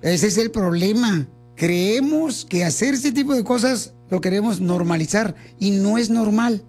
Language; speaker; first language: Spanish; native; Spanish